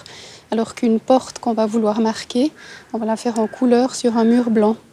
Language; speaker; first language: French; native; French